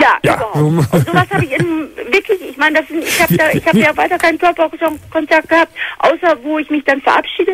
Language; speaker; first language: German; native; German